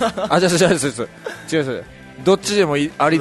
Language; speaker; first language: Japanese; native; Japanese